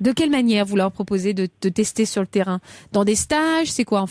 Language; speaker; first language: French; native; French